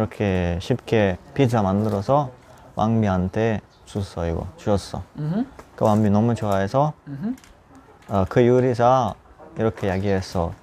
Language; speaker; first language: Korean; non-native, learner; Italian